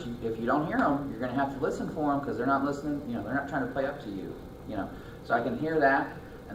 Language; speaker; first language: English; native; English